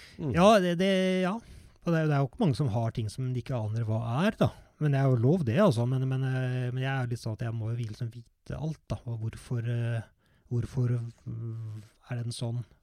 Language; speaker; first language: Norwegian; native; Norwegian